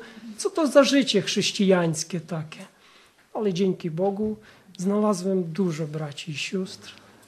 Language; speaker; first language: Polish; non-native, fluent; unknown